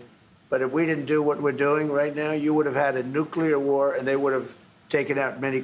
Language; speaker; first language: English; native; English